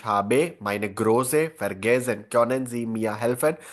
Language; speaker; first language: German; non-native, learner; Hindi